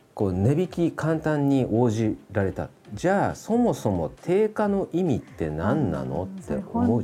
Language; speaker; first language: Japanese; native; Japanese